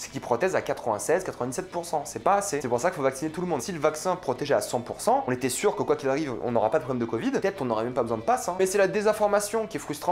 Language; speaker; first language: French; native; French